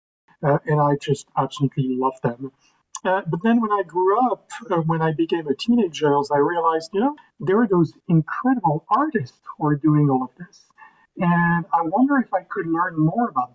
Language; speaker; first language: English; non-native, fluent; French